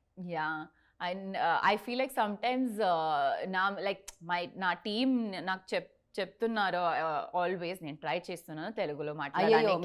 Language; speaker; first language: Telugu; non-native, learner; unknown